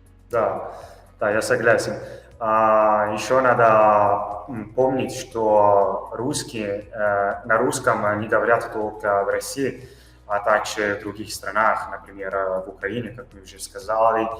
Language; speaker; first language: Russian; non-native, fluent; Italian